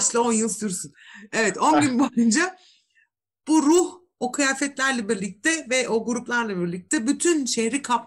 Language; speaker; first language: Turkish; native; Turkish